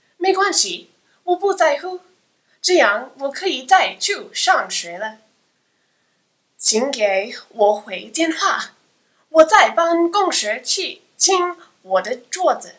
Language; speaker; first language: Chinese; non-native, learner; English